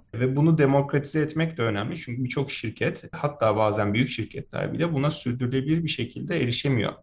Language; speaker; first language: Turkish; native; Turkish